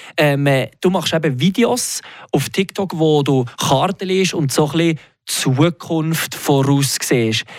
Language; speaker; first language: German; native; German